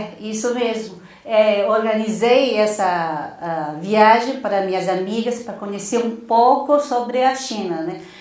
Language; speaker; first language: Portuguese; non-native, fluent; Chinese